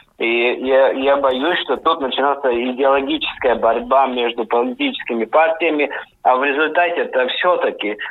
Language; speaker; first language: Russian; native; Russian